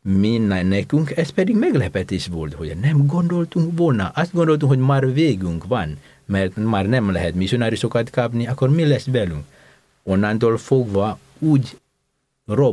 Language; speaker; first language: Hungarian; non-native, fluent; Indonesian